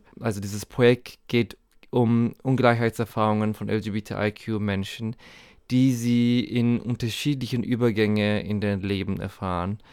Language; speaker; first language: German; non-native, fluent; Turkish